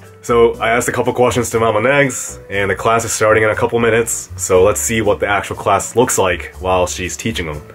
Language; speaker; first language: English; early bilingual, other home language; Japanese